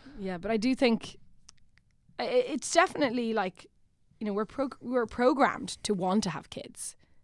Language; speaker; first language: English; non-native, fluent; Italian